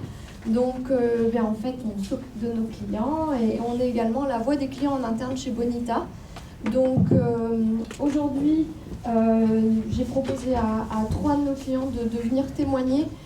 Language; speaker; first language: French; native; French